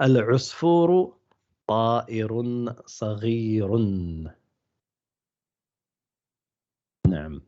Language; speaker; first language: Arabic; non-native, fluent; English